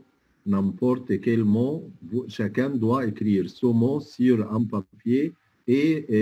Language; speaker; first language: French; non-native, fluent; Arabic